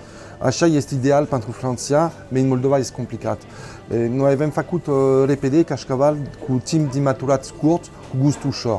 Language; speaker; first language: Romanian; non-native, learner; French